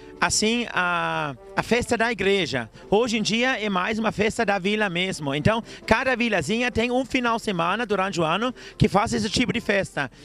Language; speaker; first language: Portuguese; non-native, fluent; German